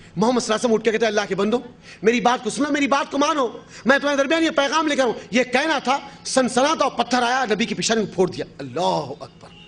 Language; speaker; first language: Urdu; native; Urdu